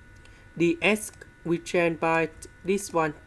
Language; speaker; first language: English; non-native, fluent; Vietnamese